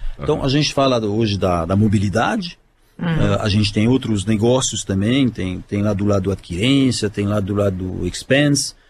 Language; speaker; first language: Portuguese; non-native, fluent; French